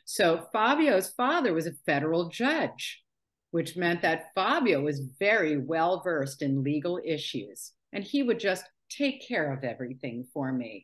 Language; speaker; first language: English; native; English